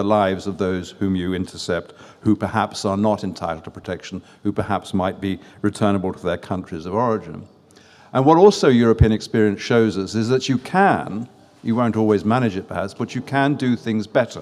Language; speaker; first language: English; non-native, fluent; French